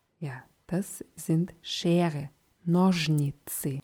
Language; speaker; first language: German; non-native, fluent; Russian